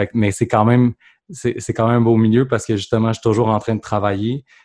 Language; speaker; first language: French; native; French